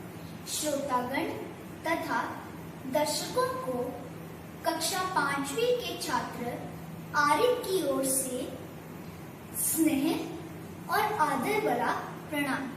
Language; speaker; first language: Hindi; native; Hindi